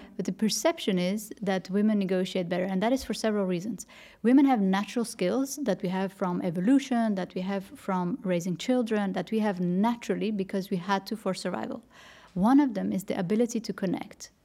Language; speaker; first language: English; non-native, fluent; Dutch